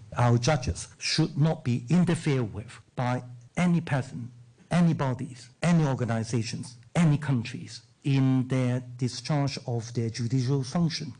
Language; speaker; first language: English; non-native, local second language; Cantonese